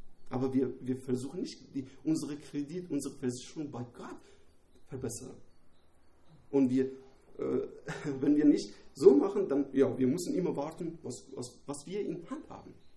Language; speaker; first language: German; non-native, learner; Persian